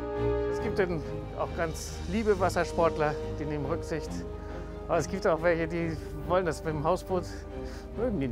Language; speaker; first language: German; native; German